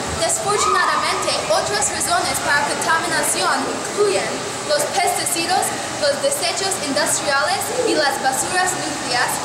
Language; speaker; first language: Spanish; non-native, learner; English